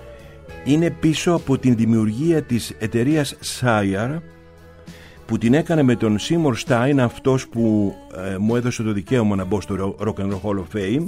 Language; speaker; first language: Greek; native; Greek